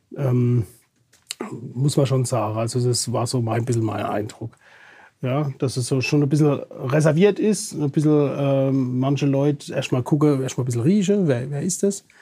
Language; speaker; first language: German; native; German